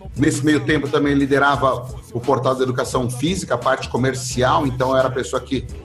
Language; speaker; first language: Portuguese; native; Portuguese